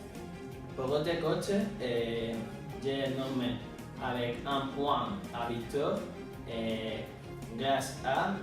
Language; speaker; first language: French; non-native, learner; Spanish